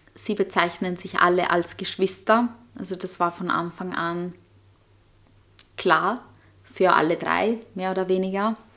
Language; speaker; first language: German; non-native, fluent; Italian